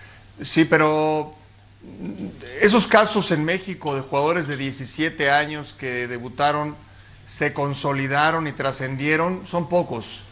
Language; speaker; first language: Spanish; native; Spanish